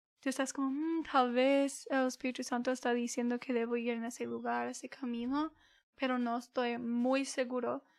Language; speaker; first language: Spanish; early bilingual, heritage; English